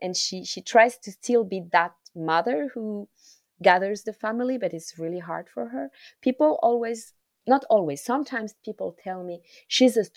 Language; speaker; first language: English; non-native, local second language; Kinyarwanda